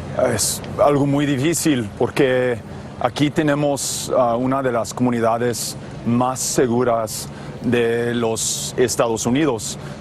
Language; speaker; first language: Spanish; non-native, fluent; English